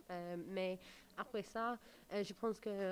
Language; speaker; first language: French; non-native, learner; English